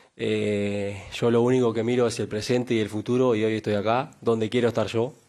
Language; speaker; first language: Spanish; native; Spanish